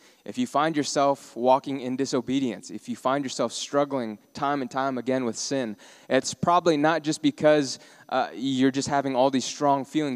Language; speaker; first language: English; native; English